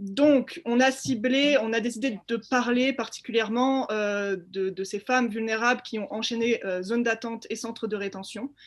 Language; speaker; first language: French; native; French